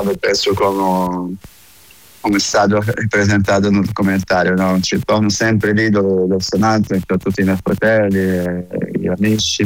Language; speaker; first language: Italian; non-native, fluent; Portuguese